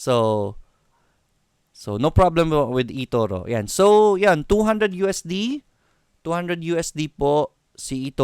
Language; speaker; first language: Filipino; native; Filipino